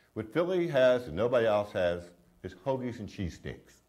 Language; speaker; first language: English; native; English